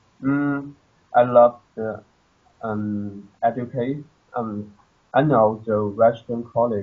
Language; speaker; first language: English; non-native, learner; Chinese